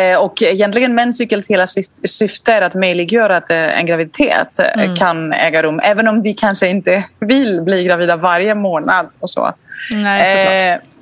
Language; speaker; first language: Swedish; non-native, fluent; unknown